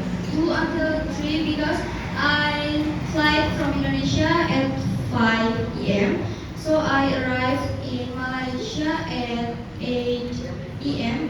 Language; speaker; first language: English; non-native, learner; Indonesian